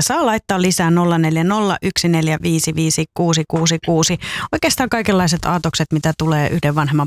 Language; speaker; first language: Finnish; native; Finnish